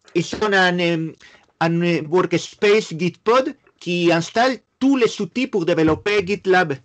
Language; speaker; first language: French; non-native, fluent; Spanish